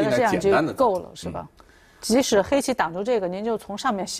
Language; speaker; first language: Chinese; native; Chinese